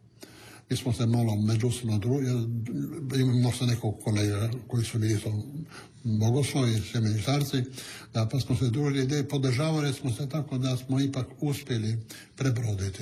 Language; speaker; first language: Serbian; non-native, local second language; Italian